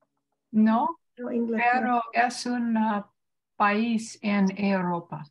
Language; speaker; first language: Spanish; non-native, learner; English